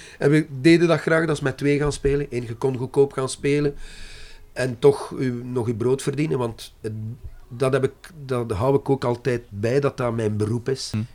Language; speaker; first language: Dutch; non-native, local second language; French